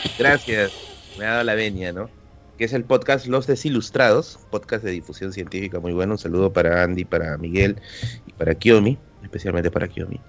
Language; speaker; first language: Spanish; native; Spanish